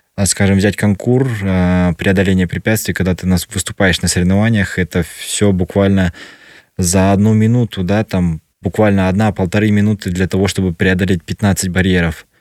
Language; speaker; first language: Russian; native; Russian